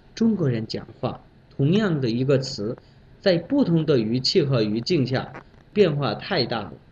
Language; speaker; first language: Chinese; non-native, fluent; Bangla